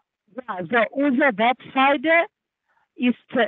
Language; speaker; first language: German; non-native, learner; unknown